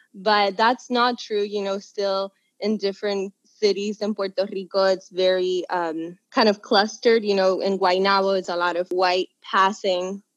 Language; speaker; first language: English; non-native, local second language; Spanish